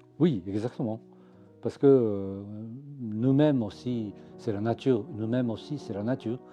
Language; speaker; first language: French; non-native, fluent; Japanese